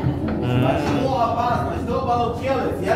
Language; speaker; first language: Russian; non-native, learner; Arabic